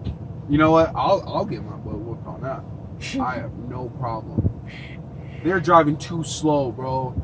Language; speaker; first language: English; native; English